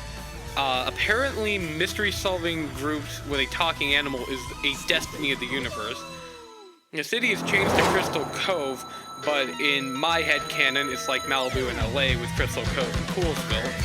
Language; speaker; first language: English; native; English